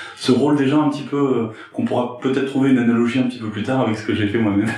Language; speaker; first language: French; native; French